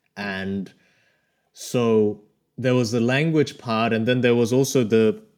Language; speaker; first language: English; early bilingual, other home language; Korean